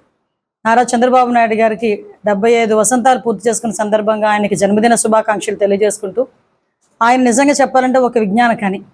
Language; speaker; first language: Telugu; native; Telugu